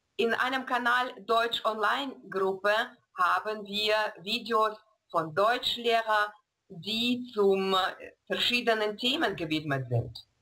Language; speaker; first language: German; non-native, fluent; Russian